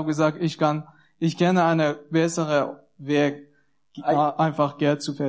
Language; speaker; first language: German; non-native, learner; Persian